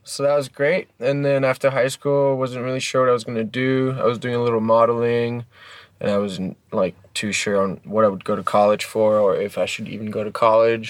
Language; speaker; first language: English; early bilingual, other home language; French